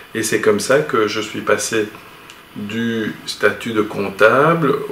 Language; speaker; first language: French; native; French